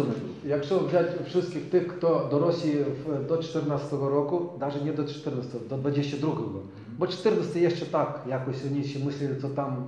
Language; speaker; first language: Polish; non-native, learner; Ukrainian